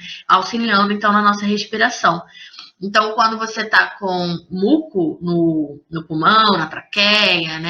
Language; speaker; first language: Portuguese; native; Portuguese